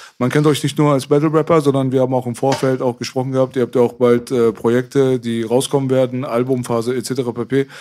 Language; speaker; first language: German; native; German